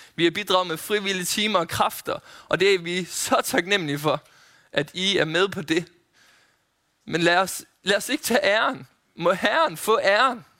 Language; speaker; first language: Danish; native; Danish